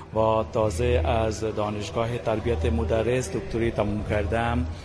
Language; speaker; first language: Persian; non-native, fluent; Bangla